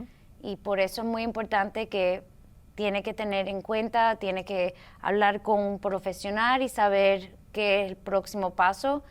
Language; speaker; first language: Spanish; early bilingual, heritage; Spanish